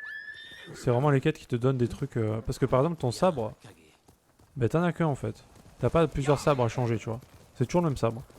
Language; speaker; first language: French; native; French